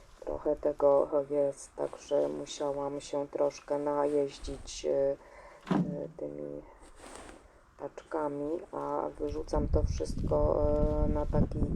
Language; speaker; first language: Polish; native; Polish